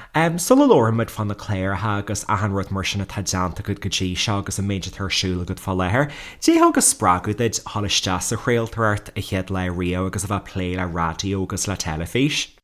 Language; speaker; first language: Irish; native; Irish